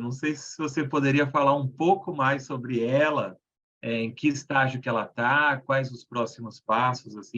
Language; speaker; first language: Portuguese; non-native, fluent; Spanish